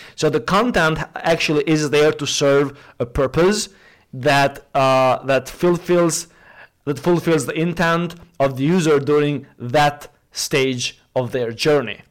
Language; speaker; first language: English; non-native, fluent; Albanian